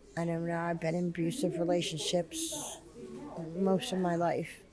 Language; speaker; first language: English; native; English